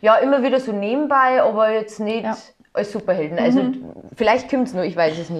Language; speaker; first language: German; native; German